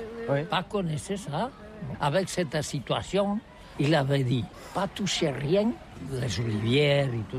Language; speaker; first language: French; non-native, learner; Catalan